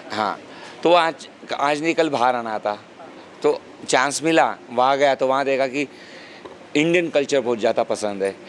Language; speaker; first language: Hindi; non-native, local second language; Marathi